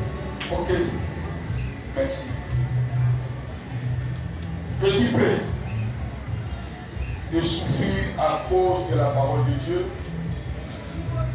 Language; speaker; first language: French; non-native, local second language; Lingala